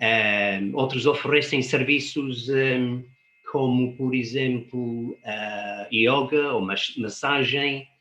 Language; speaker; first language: Portuguese; non-native, fluent; English